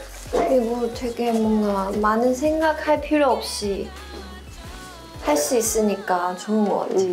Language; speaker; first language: Korean; non-native, fluent; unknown